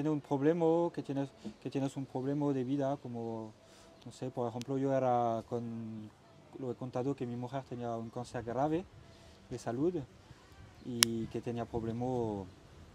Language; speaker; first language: Spanish; non-native, learner; French